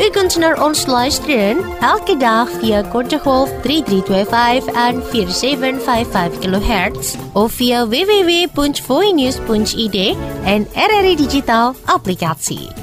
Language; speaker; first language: Dutch; non-native, fluent; Indonesian